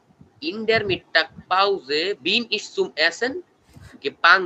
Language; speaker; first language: German; non-native, learner; Bangla